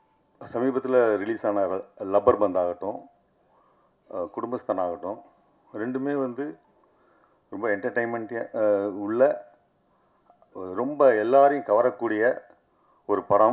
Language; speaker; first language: Tamil; native; Tamil